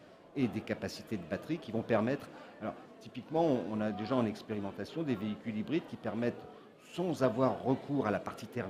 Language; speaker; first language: French; native; French